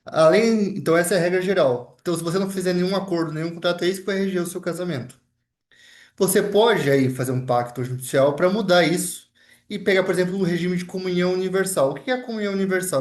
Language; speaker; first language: Portuguese; native; Portuguese